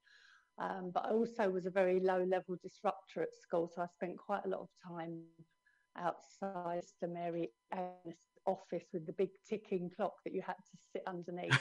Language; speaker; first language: English; native; English